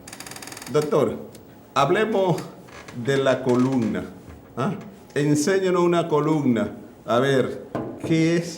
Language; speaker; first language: Spanish; native; Spanish